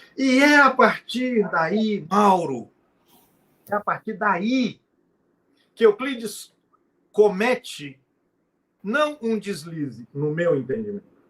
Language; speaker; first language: Portuguese; native; Portuguese